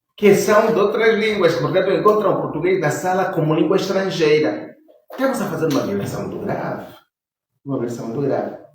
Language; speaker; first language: Portuguese; non-native, local second language; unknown